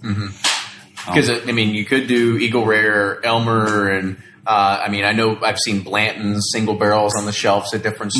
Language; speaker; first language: English; native; English